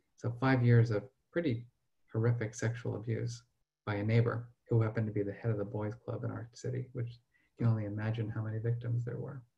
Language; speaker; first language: English; native; English